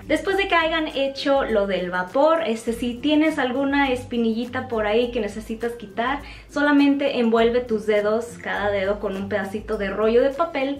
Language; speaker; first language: Spanish; native; Spanish